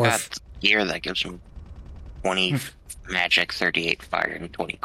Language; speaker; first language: English; native; English